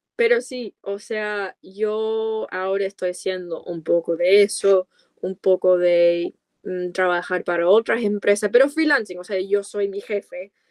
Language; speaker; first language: Spanish; non-native, fluent; English